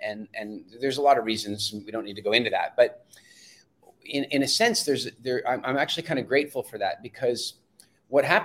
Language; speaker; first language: English; native; English